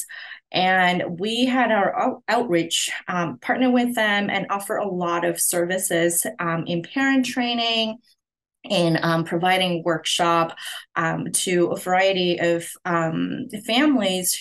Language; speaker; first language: English; non-native, local second language; Cantonese